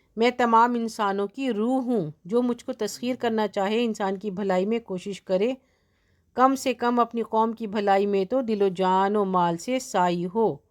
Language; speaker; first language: Urdu; native; Urdu